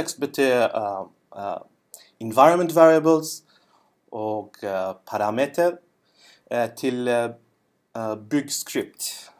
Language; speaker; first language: Norwegian; non-native, learner; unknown